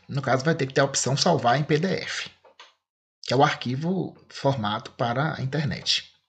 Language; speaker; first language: Portuguese; native; Portuguese